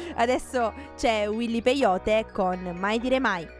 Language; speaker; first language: Italian; native; Italian